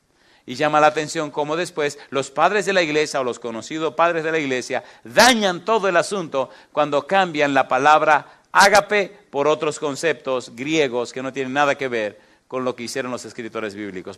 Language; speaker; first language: Spanish; native; Spanish